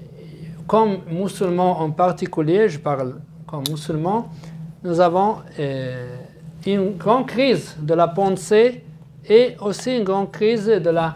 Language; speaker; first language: French; non-native, fluent; Arabic